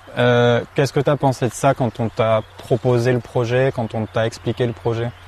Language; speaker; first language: French; native; French